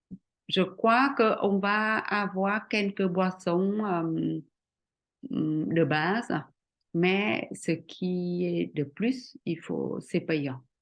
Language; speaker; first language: French; non-native, fluent; Vietnamese